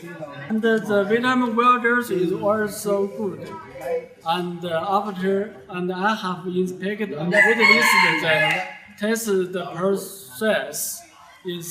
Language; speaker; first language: English; non-native, learner; Chinese